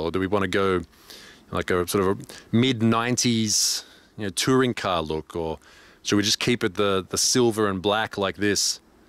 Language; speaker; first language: English; native; English